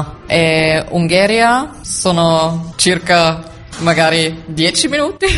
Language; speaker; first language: Italian; non-native, learner; German